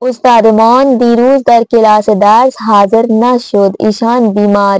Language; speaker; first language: Persian; non-native, fluent; Urdu